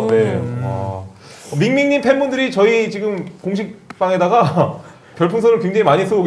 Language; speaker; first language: Korean; native; Korean